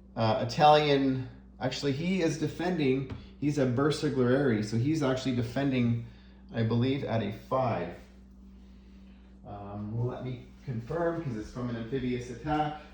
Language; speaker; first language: English; native; English